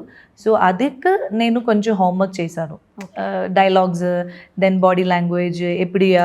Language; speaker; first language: Telugu; non-native, learner; Malayalam